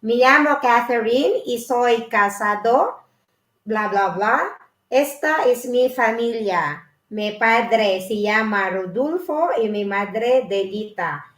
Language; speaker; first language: Spanish; non-native, learner; Filipino